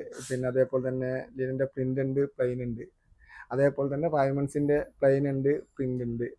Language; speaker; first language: Malayalam; native; Malayalam